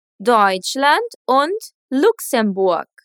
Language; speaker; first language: German; non-native, fluent; Portuguese